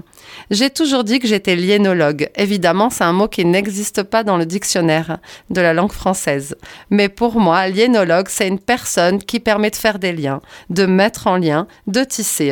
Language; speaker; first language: French; native; French